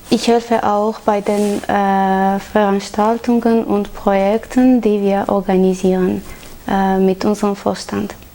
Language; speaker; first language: German; non-native, learner; Armenian